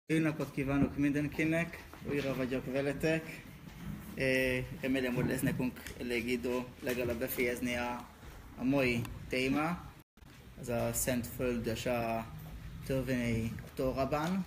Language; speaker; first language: Hungarian; non-native, learner; Hebrew